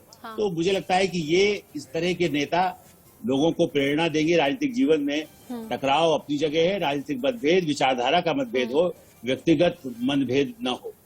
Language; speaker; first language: Hindi; native; Hindi